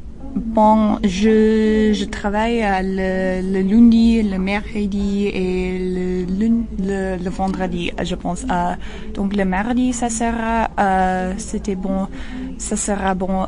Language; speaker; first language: French; non-native, learner; English